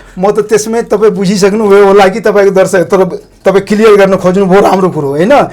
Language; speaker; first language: Nepali; non-native, local second language; Maithili